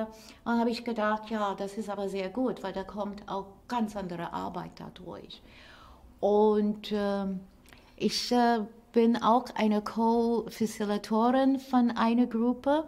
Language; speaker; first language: German; non-native, fluent; English